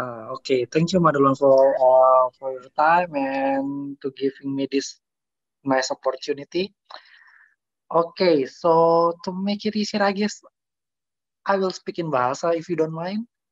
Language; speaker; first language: English; non-native, fluent; Indonesian